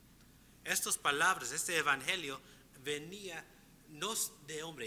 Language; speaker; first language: Spanish; non-native, fluent; English